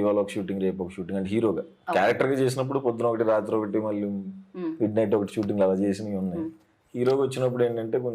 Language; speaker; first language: Telugu; native; Telugu